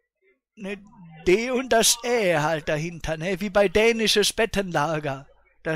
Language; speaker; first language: German; native; German